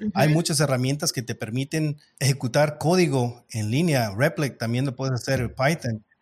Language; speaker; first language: Spanish; early bilingual, heritage; Spanish